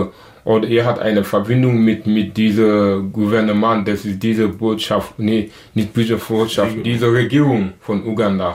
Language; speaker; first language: German; non-native, learner; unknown